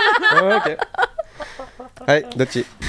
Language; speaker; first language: Japanese; non-native, fluent; French